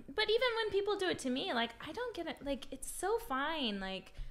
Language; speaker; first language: English; native; English